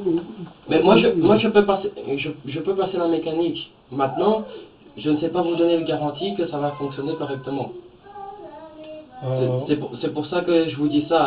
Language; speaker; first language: French; native; French